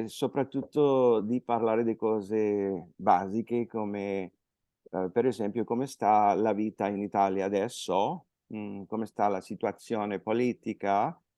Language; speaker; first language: Italian; non-native, fluent; Spanish